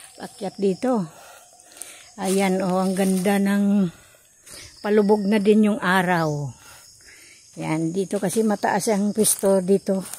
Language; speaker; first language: Filipino; non-native, local second language; Cebuano